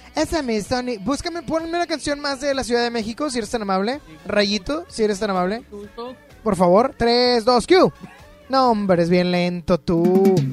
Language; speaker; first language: Spanish; native; Spanish